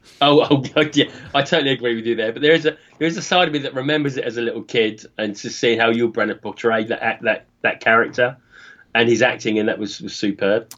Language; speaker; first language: English; native; English